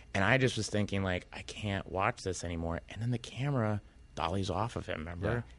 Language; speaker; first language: English; native; English